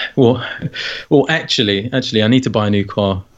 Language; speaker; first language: English; native; English